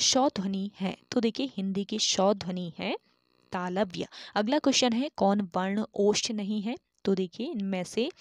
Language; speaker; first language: Hindi; native; Hindi